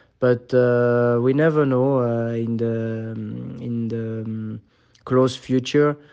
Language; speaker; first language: English; non-native, fluent; French